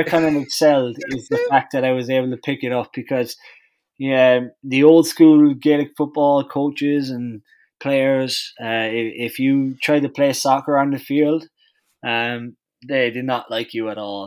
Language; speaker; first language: English; native; English